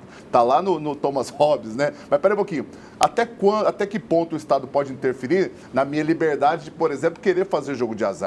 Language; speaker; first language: Portuguese; native; Portuguese